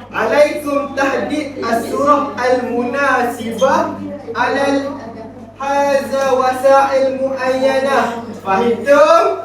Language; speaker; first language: Arabic; non-native, learner; Malay